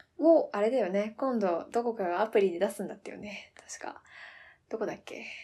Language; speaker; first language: Japanese; early bilingual, heritage; Japanese